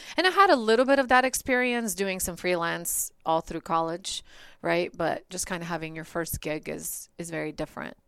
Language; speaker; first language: English; early bilingual, other home language; Bulgarian